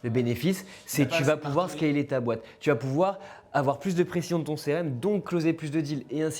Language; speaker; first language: French; native; French